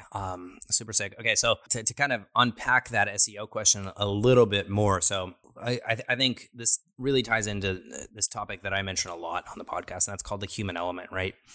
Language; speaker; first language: English; native; English